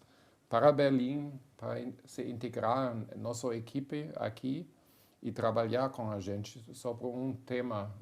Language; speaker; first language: Portuguese; non-native, fluent; German